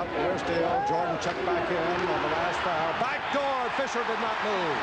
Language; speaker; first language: English; native; English